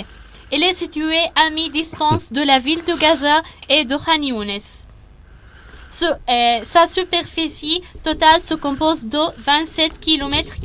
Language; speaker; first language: French; non-native, learner; Arabic